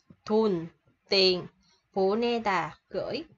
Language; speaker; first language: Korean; non-native, fluent; Vietnamese